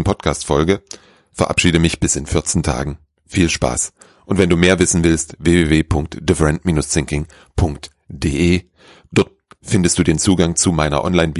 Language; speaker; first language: German; native; German